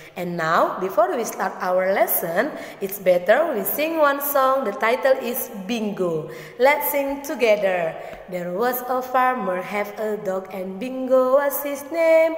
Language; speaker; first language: English; non-native, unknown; Indonesian